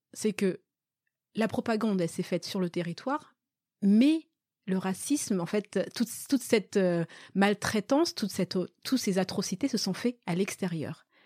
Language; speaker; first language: French; early bilingual, other home language; Malagasy